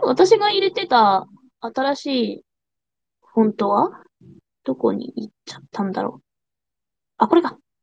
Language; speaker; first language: Japanese; non-native, fluent; English